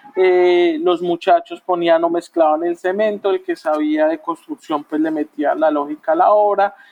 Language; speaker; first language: Spanish; native; Spanish